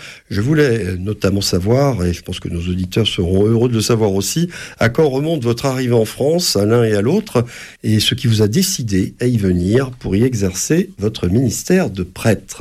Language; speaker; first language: French; native; French